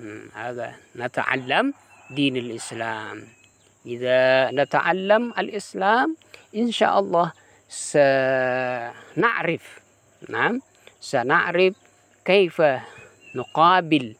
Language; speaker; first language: Arabic; non-native, fluent; Indonesian